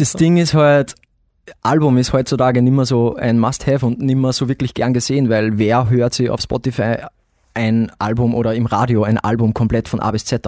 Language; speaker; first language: German; native; German